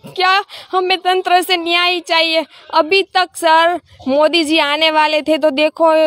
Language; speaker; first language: Hindi; non-native, local second language; Gujarati